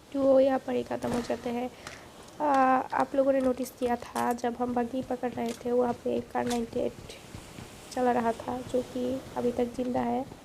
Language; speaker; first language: Hindi; non-native, fluent; Bangla